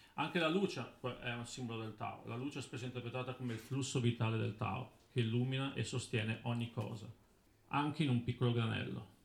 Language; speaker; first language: Italian; native; Italian